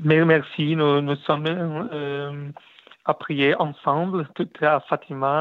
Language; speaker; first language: French; non-native, learner; Portuguese